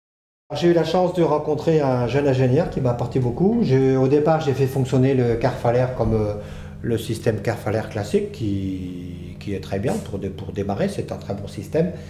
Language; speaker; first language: French; native; French